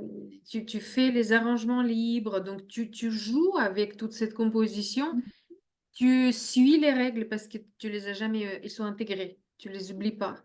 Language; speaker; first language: French; non-native, fluent; Russian